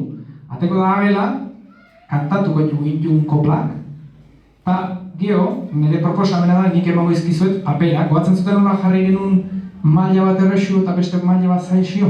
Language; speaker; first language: Basque; native; Basque